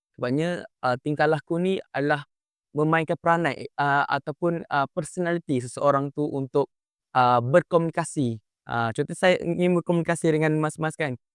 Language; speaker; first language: Malay; native; Malay